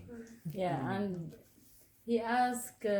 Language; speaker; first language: English; non-native, learner; Arabic